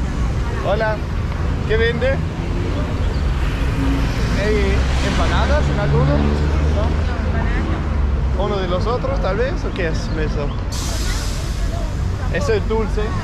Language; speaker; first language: Spanish; non-native, learner; English